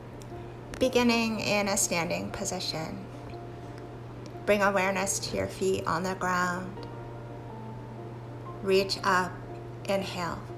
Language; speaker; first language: English; native; English